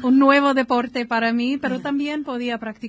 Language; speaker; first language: Spanish; non-native, fluent; English